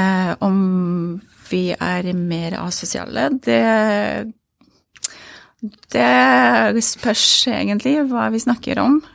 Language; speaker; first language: Norwegian; non-native, fluent; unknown